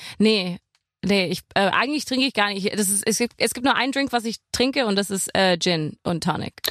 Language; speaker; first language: German; non-native, fluent; English